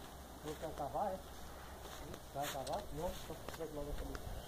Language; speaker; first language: Portuguese; native; Portuguese